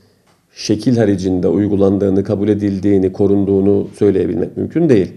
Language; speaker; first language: Turkish; native; Turkish